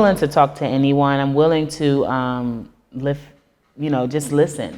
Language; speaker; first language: English; native; English